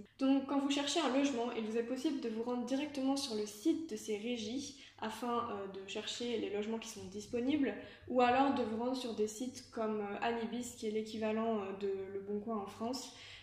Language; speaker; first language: French; native; French